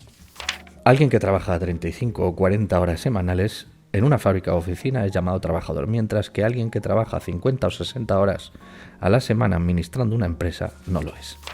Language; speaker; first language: Spanish; native; Spanish